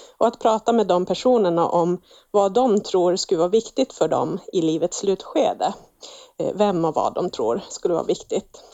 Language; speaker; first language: Swedish; native; Swedish